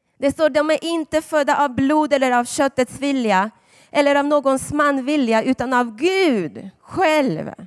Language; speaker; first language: Swedish; non-native, fluent; Spanish